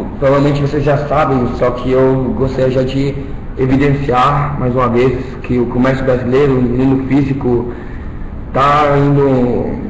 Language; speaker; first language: Portuguese; early bilingual, heritage; Italian